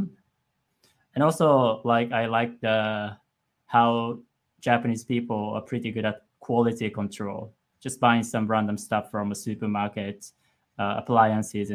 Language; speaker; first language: English; non-native, fluent; Japanese